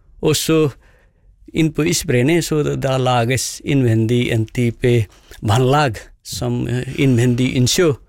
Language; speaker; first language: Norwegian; non-native, fluent; Nepali